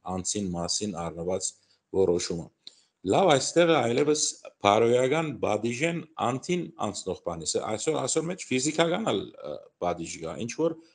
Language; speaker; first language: Armenian; early bilingual, heritage; Armenian